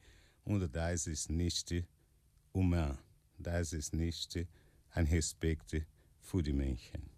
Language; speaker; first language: German; non-native, fluent; Portuguese